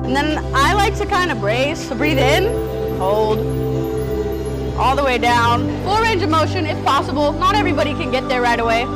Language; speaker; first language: English; native; English